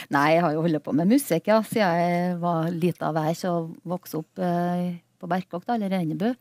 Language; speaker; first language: Norwegian; native; Norwegian